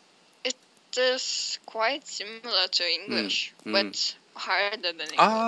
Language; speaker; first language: English; non-native, learner; Lithuanian